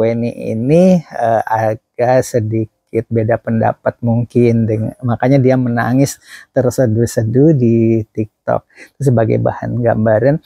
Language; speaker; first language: Indonesian; native; Indonesian